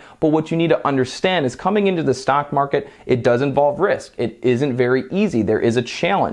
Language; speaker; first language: English; native; English